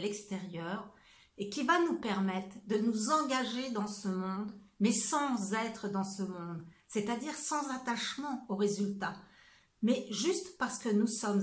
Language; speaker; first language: French; native; French